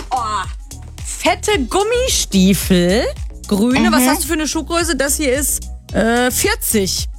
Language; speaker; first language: German; native; German